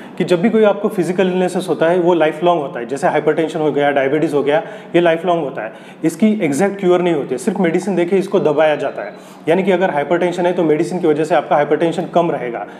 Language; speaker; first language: Hindi; non-native, local second language; Marathi